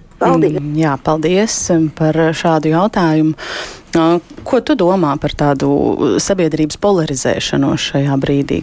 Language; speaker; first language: Latvian; native; Latvian